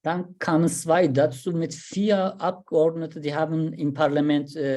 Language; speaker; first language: German; non-native, learner; Turkish